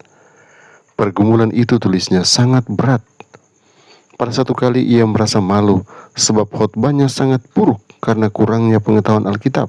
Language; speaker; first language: Indonesian; native; Indonesian